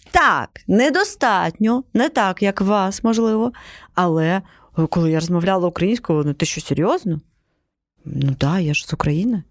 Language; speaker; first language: Ukrainian; non-native, local second language; Crimean Tatar